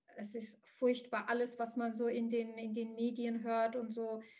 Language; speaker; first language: German; early bilingual, other home language; Arabic